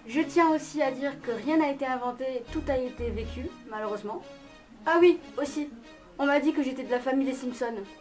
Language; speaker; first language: French; native; French